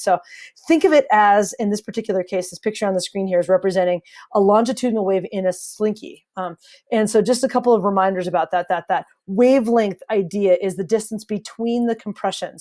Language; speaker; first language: English; native; English